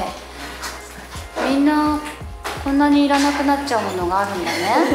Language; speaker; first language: Japanese; native; Japanese